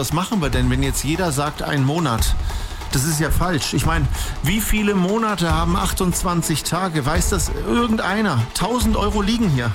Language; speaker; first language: German; native; German